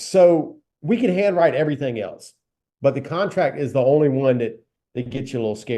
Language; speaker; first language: English; native; English